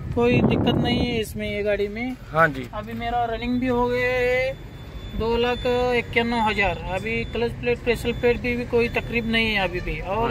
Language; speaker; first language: Hindi; non-native, local second language; Marathi